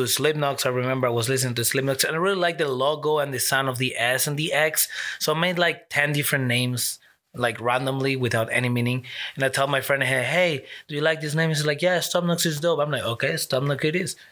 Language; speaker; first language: English; non-native, fluent; Spanish